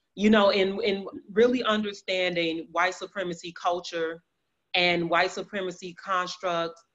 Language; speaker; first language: English; native; English